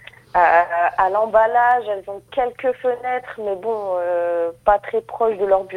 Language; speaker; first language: French; native; French